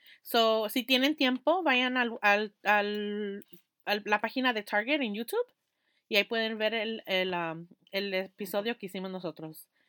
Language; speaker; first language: Spanish; early bilingual, heritage; Spanish